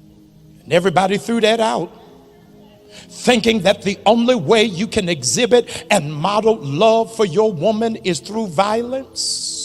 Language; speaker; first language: English; native; English